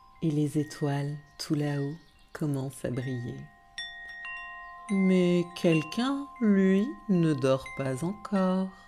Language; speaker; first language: French; native; French